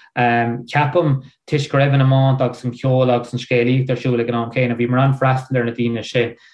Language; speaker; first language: Irish; non-native, local second language; English